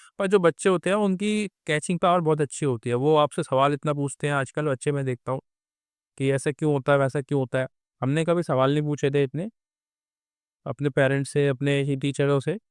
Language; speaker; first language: Hindi; native; Hindi